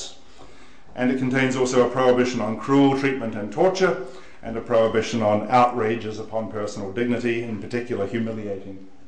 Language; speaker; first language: English; native; English